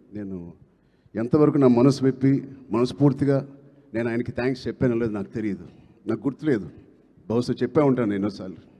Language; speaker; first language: Telugu; native; Telugu